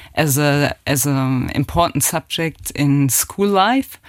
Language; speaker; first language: English; non-native, fluent; German